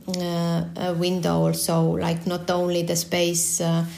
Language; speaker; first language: English; non-native, fluent; Estonian